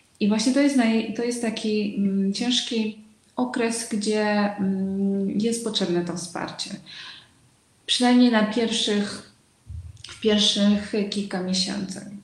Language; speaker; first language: Polish; non-native, fluent; Russian